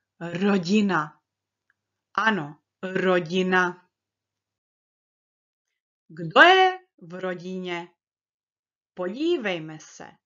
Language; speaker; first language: Czech; early bilingual, heritage; Czech